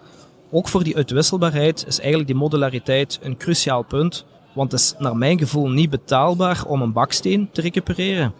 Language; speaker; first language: Dutch; native; Dutch